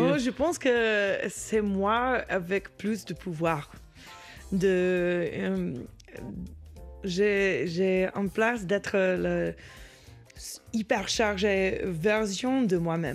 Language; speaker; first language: French; non-native, learner; English